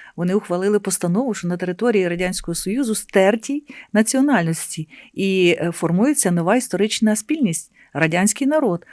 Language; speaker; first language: Ukrainian; native; Ukrainian